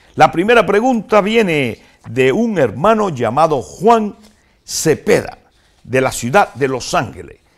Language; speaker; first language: Spanish; native; Spanish